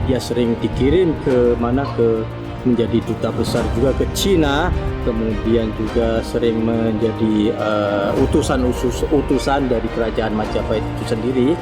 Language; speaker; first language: Malay; native; Malay